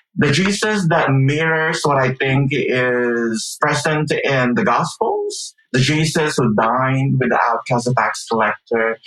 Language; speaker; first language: English; non-native, local second language; Filipino